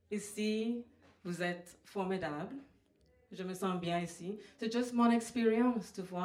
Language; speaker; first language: French; non-native, fluent; English